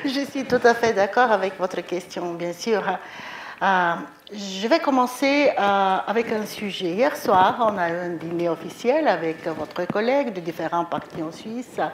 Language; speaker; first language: French; non-native, fluent; Bulgarian